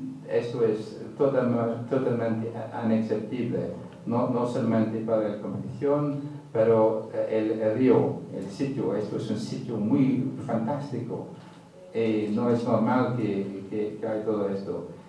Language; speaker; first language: Spanish; non-native, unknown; English